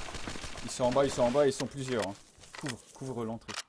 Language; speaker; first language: French; native; French